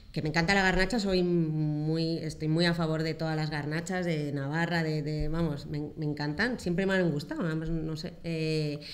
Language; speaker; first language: Spanish; native; Spanish